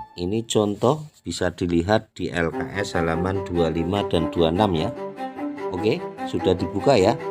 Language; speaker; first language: Indonesian; native; Indonesian